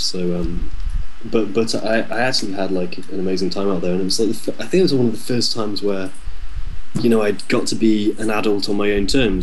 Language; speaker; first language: English; native; English